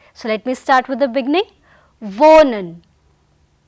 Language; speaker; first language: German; non-native, fluent; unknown